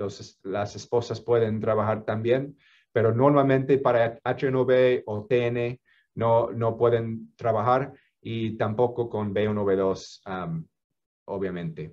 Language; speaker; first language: Spanish; non-native, fluent; English